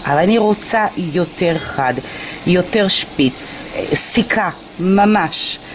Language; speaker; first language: Hebrew; native; Hebrew